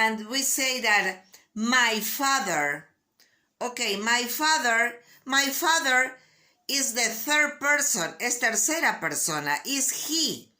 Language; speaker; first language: English; non-native, learner; Spanish